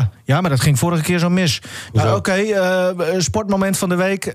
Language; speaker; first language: Dutch; native; Dutch